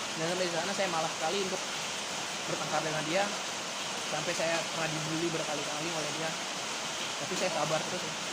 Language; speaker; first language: Indonesian; native; Indonesian